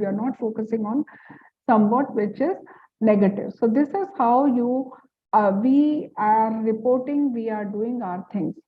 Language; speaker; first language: English; non-native, local second language; Hindi